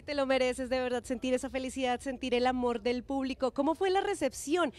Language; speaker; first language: Spanish; native; Spanish